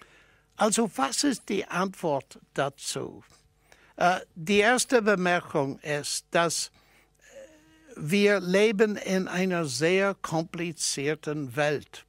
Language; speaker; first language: German; non-native, fluent; English